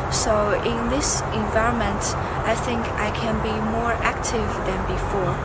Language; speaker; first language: English; non-native, fluent; Chinese